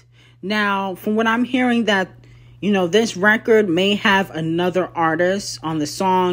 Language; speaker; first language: English; native; English